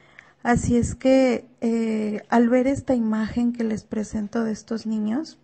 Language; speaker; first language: Spanish; native; Spanish